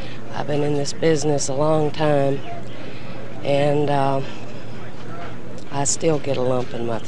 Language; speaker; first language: English; native; English